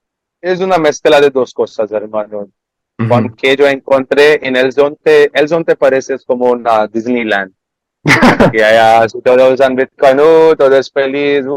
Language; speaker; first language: Spanish; non-native, learner; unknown